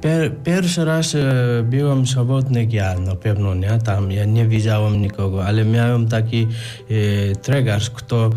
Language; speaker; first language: Polish; non-native, learner; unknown